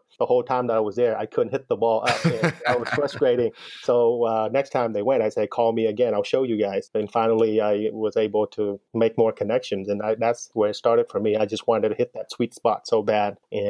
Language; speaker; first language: English; non-native, fluent; Vietnamese